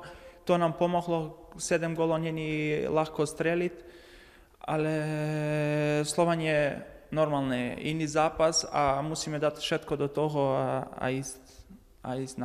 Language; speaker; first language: Slovak; non-native, learner; Macedonian